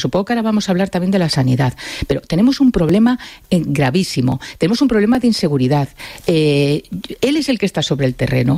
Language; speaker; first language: Spanish; native; Spanish